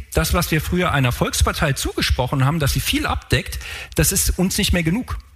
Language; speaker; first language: German; native; German